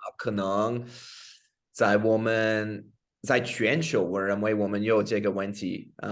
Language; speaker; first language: Chinese; non-native, learner; English